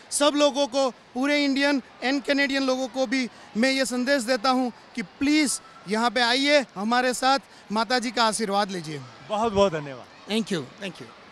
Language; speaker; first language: Hindi; non-native, local second language; Gujarati